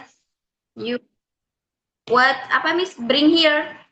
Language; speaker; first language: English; non-native, learner; Indonesian